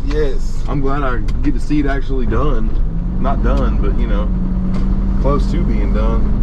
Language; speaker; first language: English; native; English